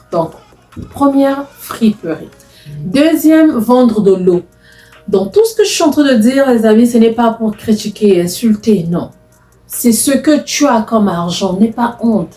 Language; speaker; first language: French; non-native, local second language; Lingala